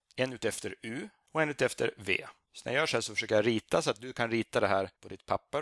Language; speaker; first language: Swedish; native; Swedish